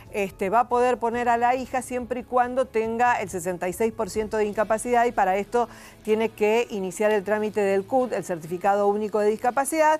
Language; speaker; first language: Spanish; native; Spanish